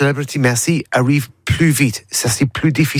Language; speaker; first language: French; non-native, learner; English